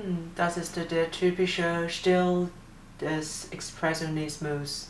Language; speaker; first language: German; non-native, learner; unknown